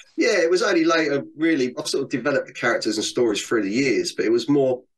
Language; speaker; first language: English; native; English